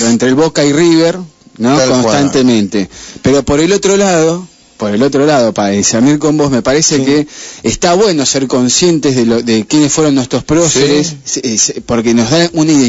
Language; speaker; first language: Spanish; native; Spanish